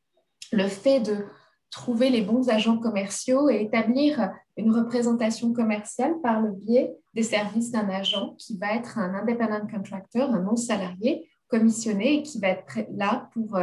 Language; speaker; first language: French; native; French